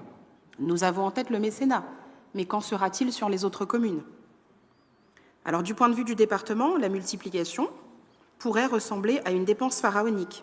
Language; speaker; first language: French; native; French